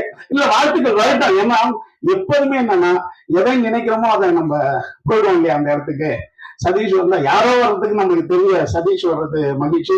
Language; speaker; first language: Tamil; native; Tamil